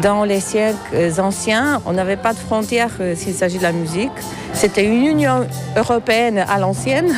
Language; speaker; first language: French; non-native, fluent; Polish